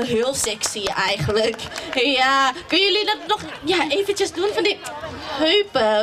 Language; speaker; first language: Dutch; non-native, fluent; Thai